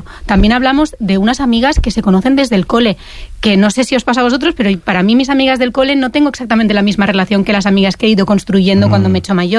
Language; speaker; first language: Spanish; native; Spanish